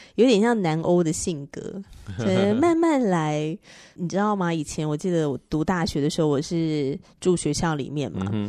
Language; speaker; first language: Chinese; native; Chinese